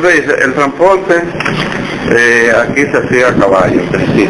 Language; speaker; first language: Spanish; native; Spanish